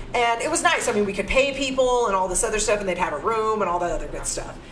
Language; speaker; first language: English; native; English